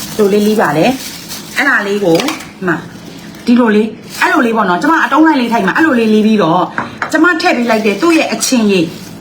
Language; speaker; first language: Burmese; non-native, local second language; Kachin